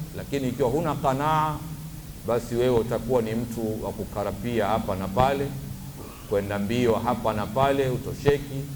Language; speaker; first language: Swahili; native; Swahili